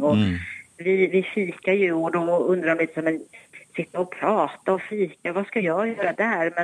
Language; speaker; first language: Swedish; native; Swedish